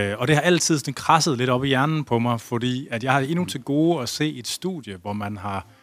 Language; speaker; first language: Danish; native; Danish